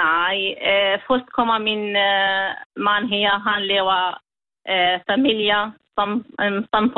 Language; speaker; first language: Danish; non-native, learner; Kurdish